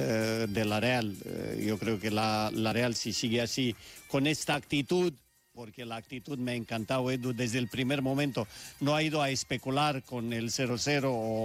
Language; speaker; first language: Spanish; native; Spanish